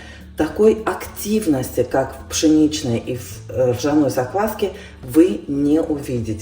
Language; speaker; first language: Russian; native; Russian